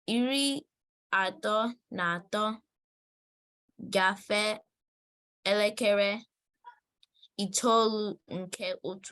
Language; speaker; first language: Igbo; non-native, learner; English